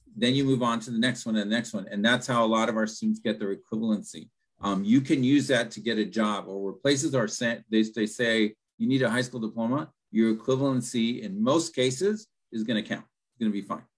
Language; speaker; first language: English; early bilingual, other home language; Spanish